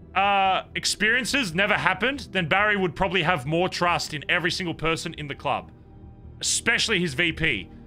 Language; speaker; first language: English; native; English